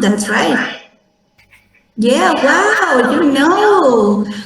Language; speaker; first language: English; non-native, fluent; Spanish